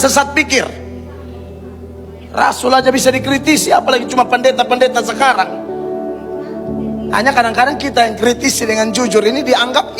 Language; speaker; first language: Indonesian; native; Indonesian